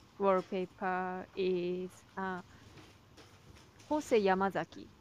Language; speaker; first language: English; non-native, learner; Japanese